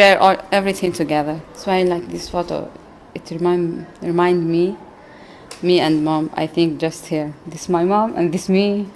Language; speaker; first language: English; non-native, learner; Arabic